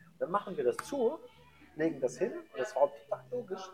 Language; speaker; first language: German; native; German